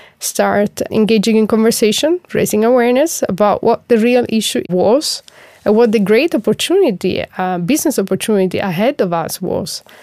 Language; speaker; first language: English; non-native, fluent; Italian